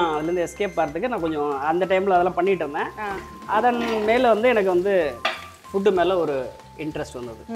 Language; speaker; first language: Tamil; native; Tamil